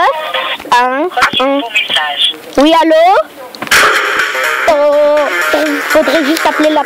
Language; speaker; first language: French; native; French